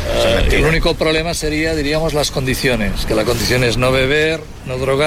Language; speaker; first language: Spanish; native; Spanish